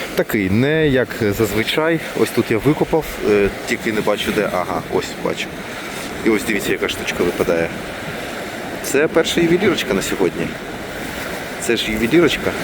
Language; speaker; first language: Ukrainian; non-native, local second language; Russian